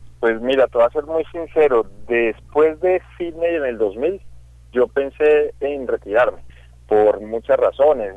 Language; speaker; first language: Spanish; native; Spanish